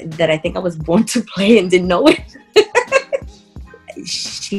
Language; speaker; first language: English; native; English